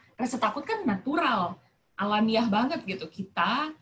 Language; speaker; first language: Malay; non-native, local second language; Javanese